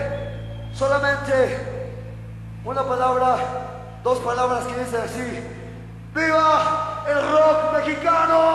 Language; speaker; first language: Spanish; native; Spanish